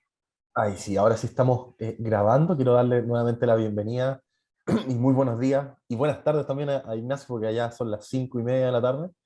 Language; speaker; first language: Spanish; native; Spanish